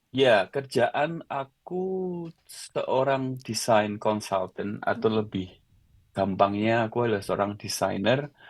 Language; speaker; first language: Indonesian; native; Indonesian